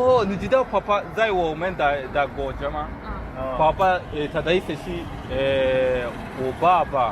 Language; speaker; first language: Chinese; non-native, learner; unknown